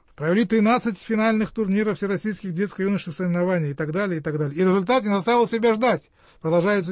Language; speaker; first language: Russian; native; Russian